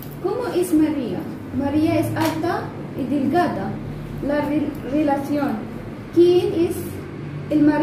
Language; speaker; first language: Spanish; non-native, learner; Arabic